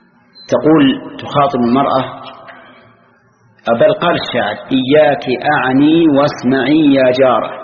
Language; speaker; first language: Arabic; native; Arabic